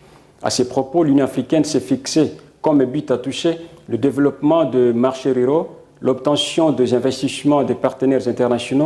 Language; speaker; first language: French; non-native, fluent; Portuguese